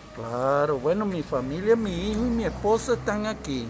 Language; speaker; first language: Spanish; native; Spanish